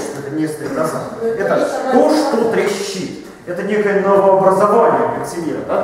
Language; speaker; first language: Russian; native; Russian